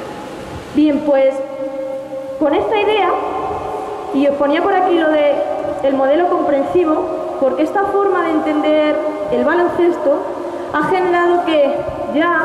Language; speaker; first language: Spanish; native; Spanish